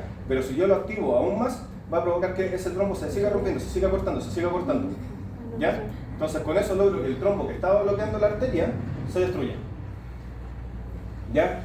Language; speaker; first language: Spanish; native; Spanish